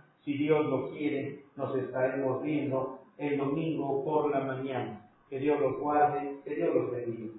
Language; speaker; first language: Spanish; native; Spanish